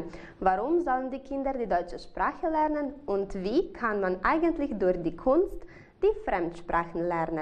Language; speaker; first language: German; non-native, fluent; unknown